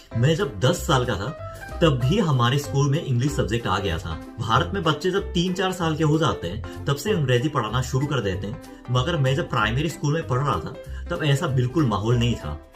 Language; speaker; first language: Hindi; non-native, fluent; Korean